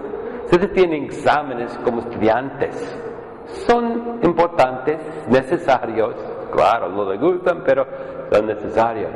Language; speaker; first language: Spanish; non-native, fluent; English